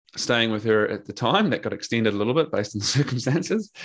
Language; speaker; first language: English; native; English